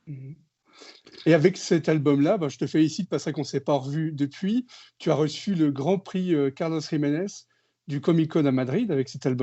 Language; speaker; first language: French; native; French